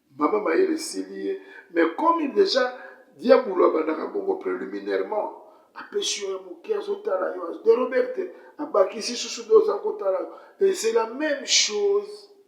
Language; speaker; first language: Lingala; native; Lingala